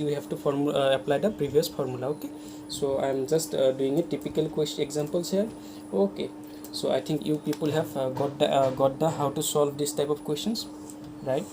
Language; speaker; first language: English; non-native, local second language; Hindi